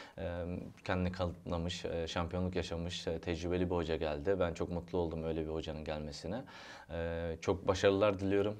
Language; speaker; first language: Turkish; early bilingual, heritage; Turkish